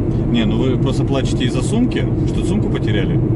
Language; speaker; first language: Russian; native; Russian